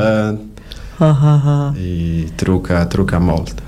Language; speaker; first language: Catalan; non-native, learner; Portuguese